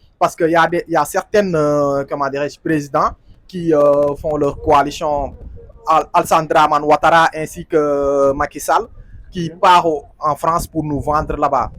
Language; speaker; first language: French; non-native, local second language; Wolof